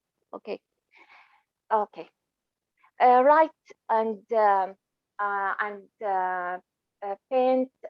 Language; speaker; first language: English; non-native, learner; Arabic